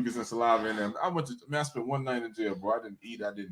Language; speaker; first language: English; native; English